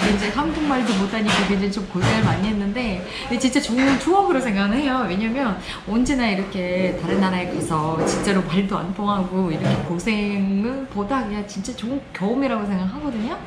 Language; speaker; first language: Korean; non-native, fluent; Uzbek